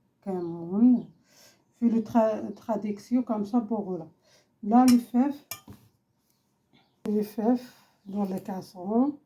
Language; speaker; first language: French; non-native, learner; Arabic